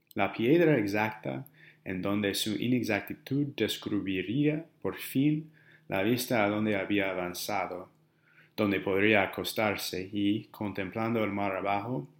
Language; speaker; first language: Spanish; non-native, learner; English